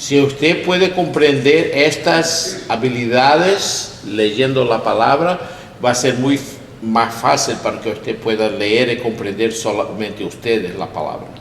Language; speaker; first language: Spanish; non-native, learner; English